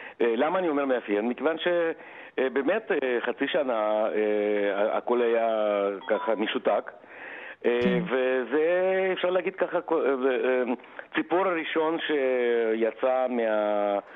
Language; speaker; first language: Hebrew; non-native, fluent; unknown